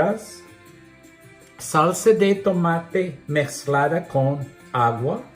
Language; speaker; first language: Spanish; non-native, learner; English